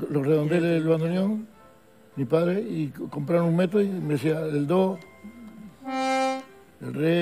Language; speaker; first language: Spanish; native; Spanish